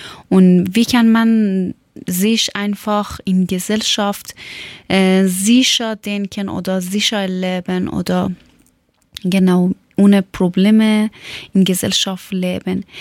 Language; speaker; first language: German; non-native, learner; Persian